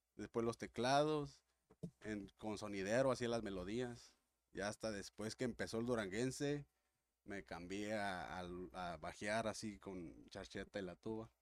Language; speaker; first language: Spanish; native; Spanish